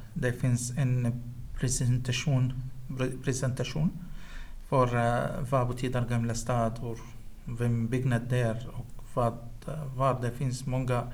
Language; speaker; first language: Swedish; non-native, learner; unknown